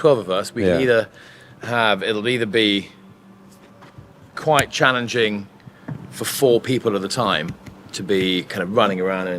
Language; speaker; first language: English; native; English